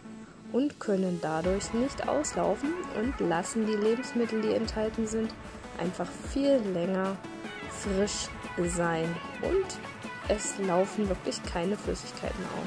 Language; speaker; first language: German; native; German